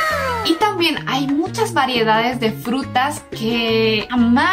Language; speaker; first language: Spanish; non-native, fluent; Korean